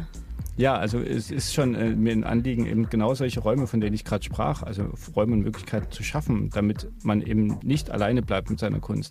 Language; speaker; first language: German; native; German